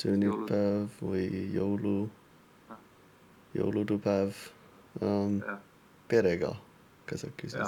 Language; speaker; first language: Estonian; non-native, learner; English